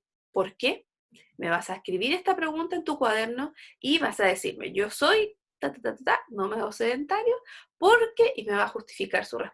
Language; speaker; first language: Spanish; native; Spanish